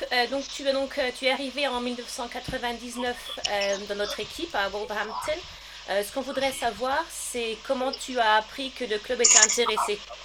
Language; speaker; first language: French; early bilingual, heritage; French